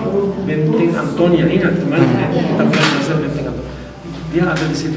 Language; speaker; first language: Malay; non-native, fluent; Hebrew